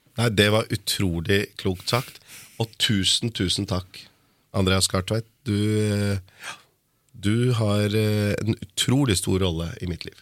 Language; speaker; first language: Norwegian; early bilingual, other home language; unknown